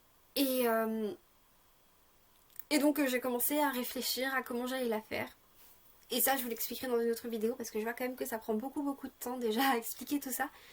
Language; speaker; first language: French; native; French